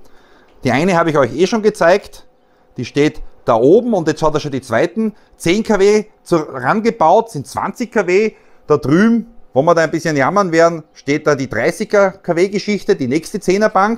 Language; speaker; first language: German; native; German